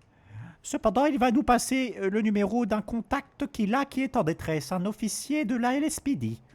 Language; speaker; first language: French; native; French